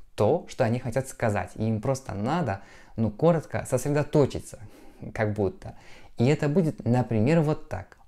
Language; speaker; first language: Russian; non-native, fluent; Polish